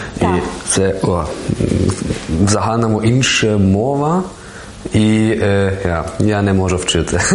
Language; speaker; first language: Ukrainian; non-native, learner; German